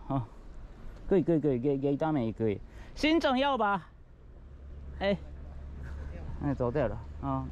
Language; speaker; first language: Chinese; non-native, learner; Japanese